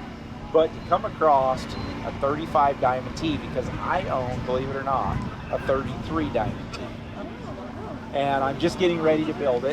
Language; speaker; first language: English; native; English